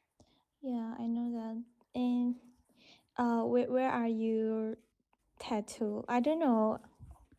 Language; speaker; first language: English; non-native, learner; Chinese